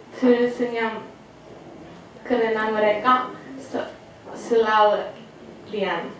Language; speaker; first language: Indonesian; non-native, learner; Japanese